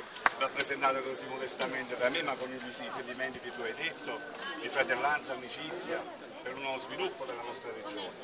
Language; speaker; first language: Italian; native; Italian